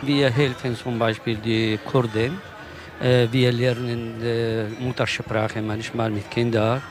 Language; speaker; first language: German; non-native, learner; Kurdish